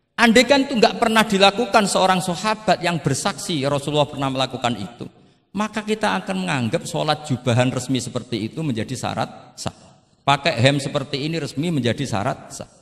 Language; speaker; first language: Indonesian; non-native, local second language; Javanese